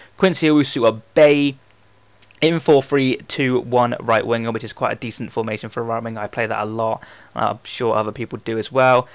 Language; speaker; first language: English; native; English